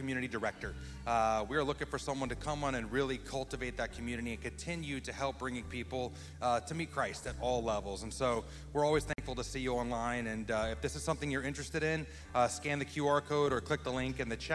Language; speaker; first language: English; native; English